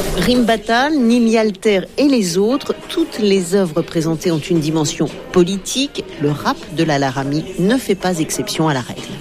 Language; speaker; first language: French; native; French